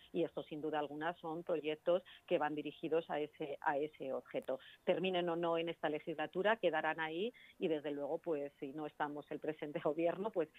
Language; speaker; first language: Spanish; native; Spanish